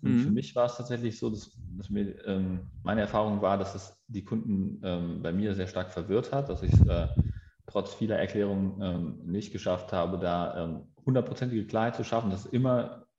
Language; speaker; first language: German; native; German